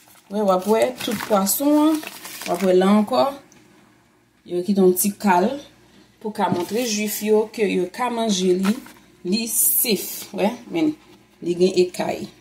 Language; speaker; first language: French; non-native, learner; Haitian Creole